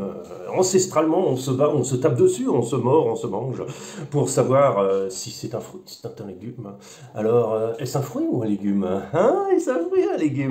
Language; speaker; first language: French; native; French